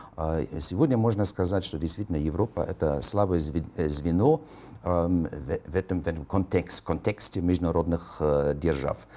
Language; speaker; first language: Russian; non-native, fluent; German